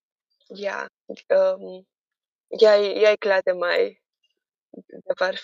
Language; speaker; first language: Norwegian; non-native, learner; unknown